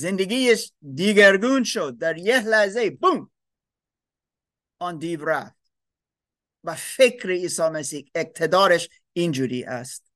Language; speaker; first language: Persian; non-native, learner; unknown